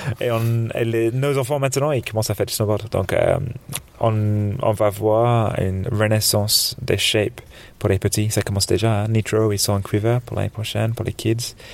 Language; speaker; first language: French; non-native, fluent; English